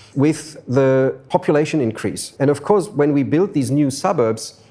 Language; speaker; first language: English; non-native, fluent; German